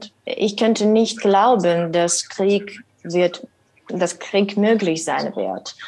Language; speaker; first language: German; non-native, learner; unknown